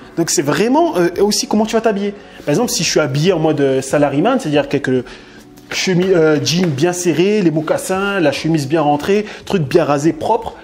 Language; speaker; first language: French; native; French